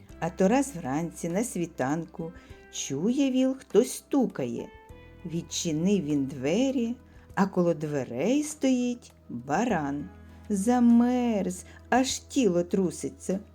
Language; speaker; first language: Ukrainian; native; Ukrainian